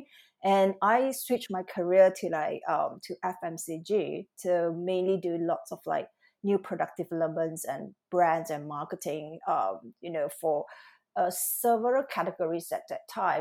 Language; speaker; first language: English; non-native, local second language; Cantonese